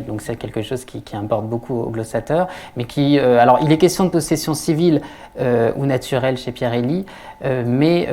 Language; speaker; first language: French; native; French